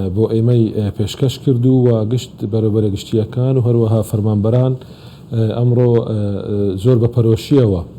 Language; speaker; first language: Central Kurdish; non-native, local second language; Assyrian Neo-Aramaic